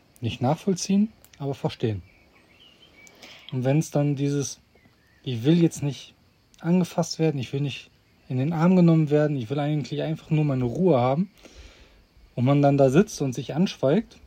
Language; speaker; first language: German; native; German